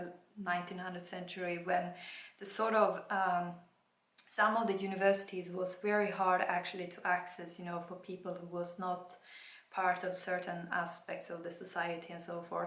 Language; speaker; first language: English; non-native, fluent; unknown